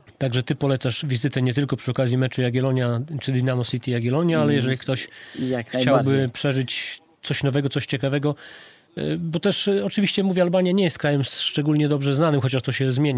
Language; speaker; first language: Polish; native; Polish